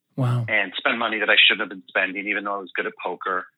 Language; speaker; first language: English; early bilingual, other home language; Spanish